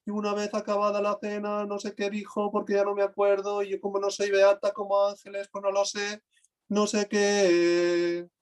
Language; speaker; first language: Spanish; non-native, local second language; Catalan